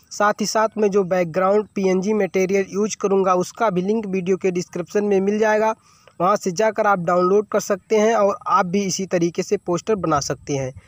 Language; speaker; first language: Hindi; native; Hindi